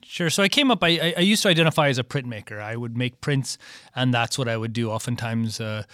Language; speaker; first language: English; native; English